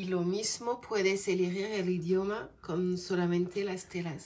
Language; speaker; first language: Spanish; non-native, fluent; French